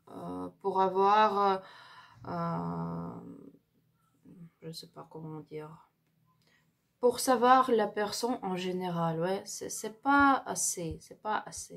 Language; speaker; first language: French; non-native, learner; Ukrainian